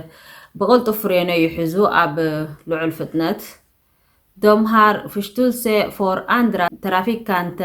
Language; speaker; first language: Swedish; non-native, fluent; Tigrinya